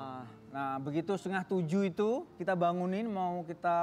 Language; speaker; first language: Indonesian; native; Indonesian